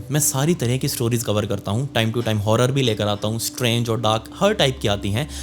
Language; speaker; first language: Hindi; native; Hindi